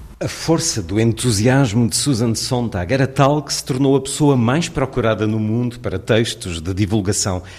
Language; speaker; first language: Portuguese; native; Portuguese